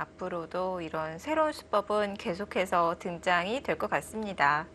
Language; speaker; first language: Korean; native; Korean